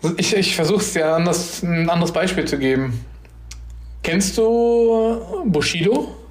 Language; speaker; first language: German; early bilingual, other home language; Turkish